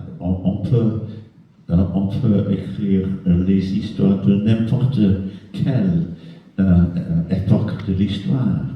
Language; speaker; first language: French; non-native, fluent; English